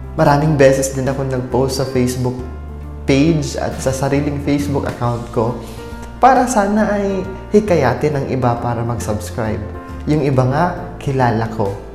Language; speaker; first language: Filipino; non-native, local second language; Waray